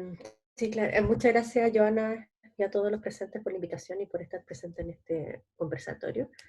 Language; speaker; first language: Spanish; native; Spanish